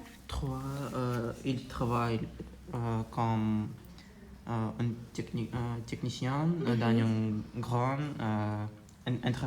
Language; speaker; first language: French; non-native, learner; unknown